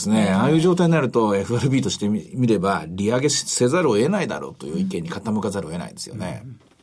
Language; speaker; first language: Japanese; native; Japanese